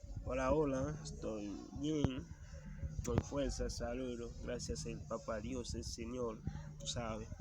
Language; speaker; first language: Spanish; non-native, learner; Haitian Creole